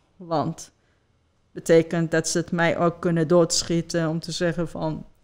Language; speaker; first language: Dutch; non-native, fluent; Persian